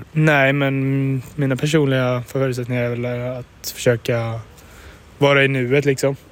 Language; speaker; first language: Swedish; native; Swedish